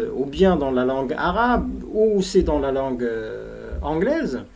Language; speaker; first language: French; non-native, local second language; Arabic